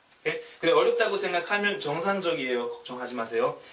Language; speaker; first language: Korean; non-native, fluent; French